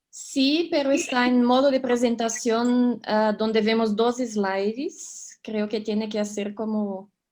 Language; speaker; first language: Spanish; non-native, fluent; Portuguese